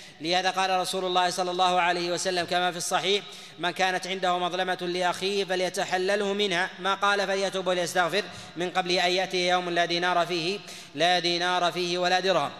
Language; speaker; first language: Arabic; native; Arabic